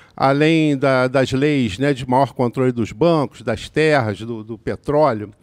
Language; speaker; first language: Portuguese; native; Portuguese